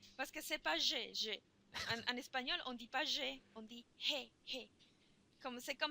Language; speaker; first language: French; non-native, fluent; Spanish